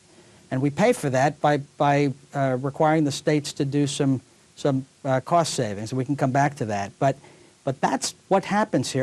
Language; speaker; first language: English; native; English